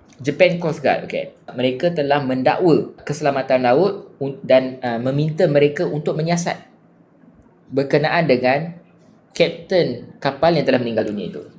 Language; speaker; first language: Malay; native; Malay